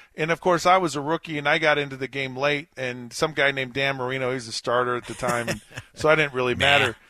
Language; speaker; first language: English; native; English